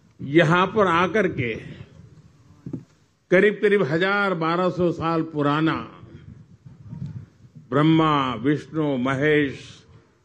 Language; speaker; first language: Hindi; non-native, local second language; Gujarati